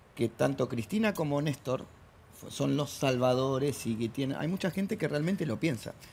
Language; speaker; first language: Spanish; native; Spanish